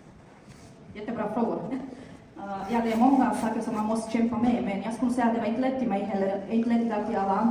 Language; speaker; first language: Swedish; non-native, fluent; Bulgarian